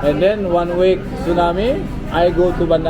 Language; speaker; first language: English; non-native, learner; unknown